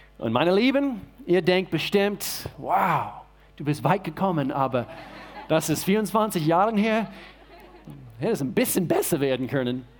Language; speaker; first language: German; non-native, fluent; English